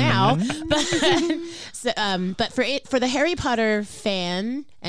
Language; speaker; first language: English; native; English